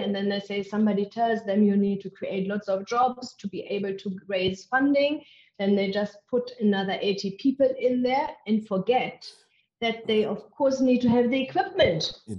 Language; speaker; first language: English; non-native, fluent; German